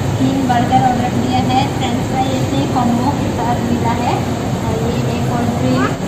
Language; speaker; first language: Hindi; non-native, local second language; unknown